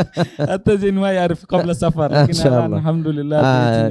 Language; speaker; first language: Arabic; non-native, learner; Tetum